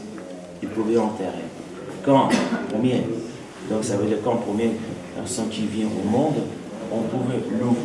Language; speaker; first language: French; non-native, fluent; Uzbek